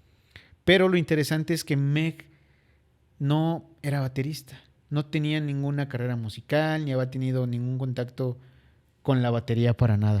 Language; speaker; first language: Spanish; native; Spanish